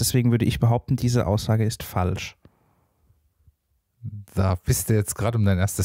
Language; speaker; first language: German; native; German